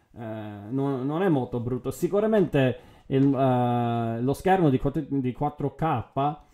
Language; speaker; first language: Italian; non-native, fluent; English